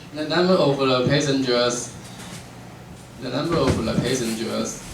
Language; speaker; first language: English; non-native, learner; Chinese